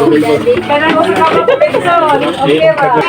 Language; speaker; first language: Filipino; non-native, local second language; Cebuano